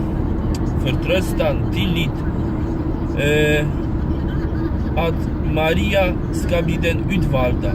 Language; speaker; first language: Swedish; non-native, learner; Polish